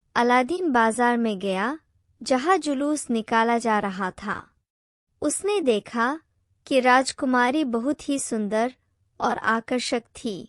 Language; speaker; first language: Hindi; native; Hindi